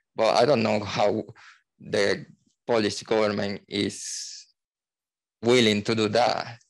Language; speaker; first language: English; non-native, learner; Spanish